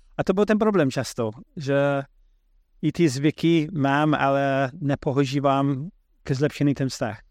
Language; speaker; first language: Czech; non-native, fluent; English